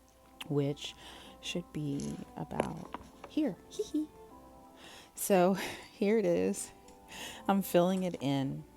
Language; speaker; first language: English; native; English